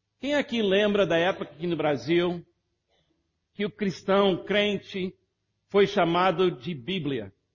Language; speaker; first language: Portuguese; non-native, fluent; English